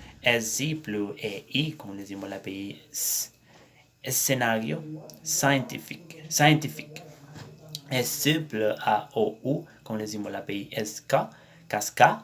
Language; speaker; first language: French; non-native, learner; Spanish